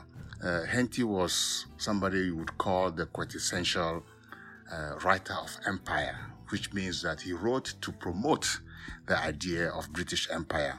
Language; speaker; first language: English; non-native, local second language; Ewe